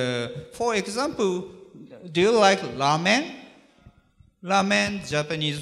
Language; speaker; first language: English; non-native, learner; Japanese